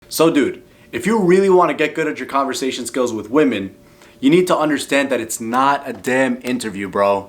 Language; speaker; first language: English; native; English